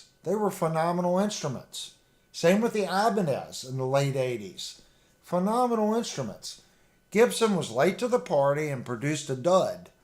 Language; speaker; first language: English; native; English